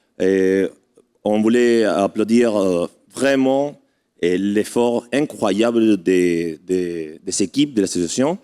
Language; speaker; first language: French; non-native, fluent; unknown